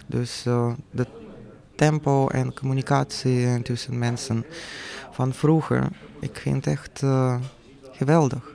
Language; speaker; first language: Dutch; non-native, fluent; Russian